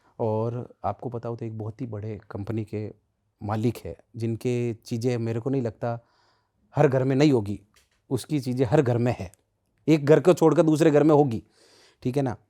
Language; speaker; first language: Hindi; native; Hindi